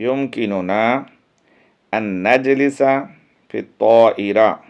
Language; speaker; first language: Arabic; non-native, fluent; Urdu